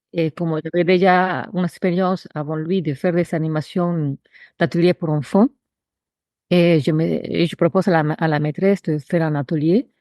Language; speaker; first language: French; non-native, fluent; Spanish